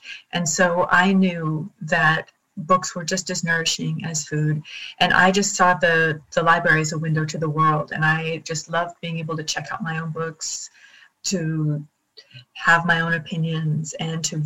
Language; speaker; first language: English; native; English